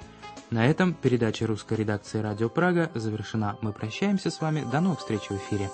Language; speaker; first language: Russian; native; Russian